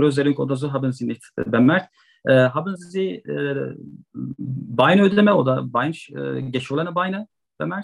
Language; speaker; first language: German; non-native, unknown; Turkish